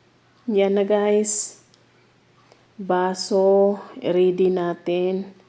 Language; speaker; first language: Filipino; native; Filipino